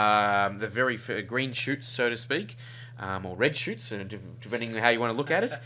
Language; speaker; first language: English; native; English